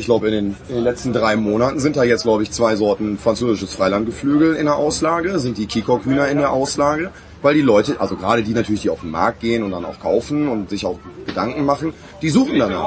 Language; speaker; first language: German; native; German